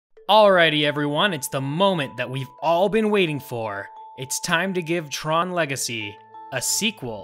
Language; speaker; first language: English; native; English